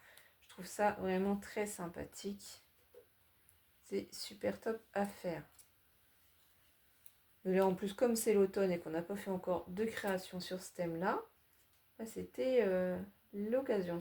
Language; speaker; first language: French; native; French